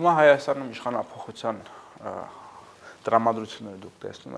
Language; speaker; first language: Armenian; native; Armenian